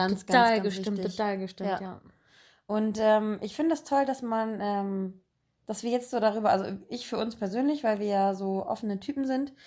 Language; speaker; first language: German; native; German